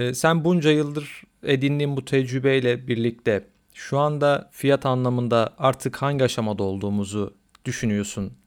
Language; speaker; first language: Turkish; native; Turkish